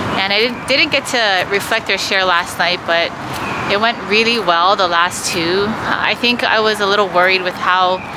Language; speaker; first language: English; native; English